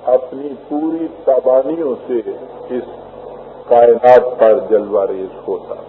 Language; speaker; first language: Urdu; native; Urdu